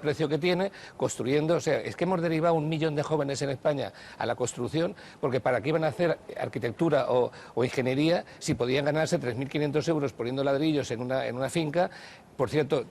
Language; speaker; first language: Spanish; native; Spanish